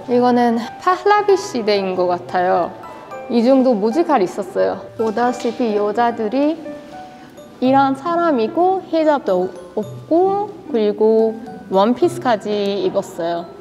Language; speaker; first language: Korean; non-native, fluent; Persian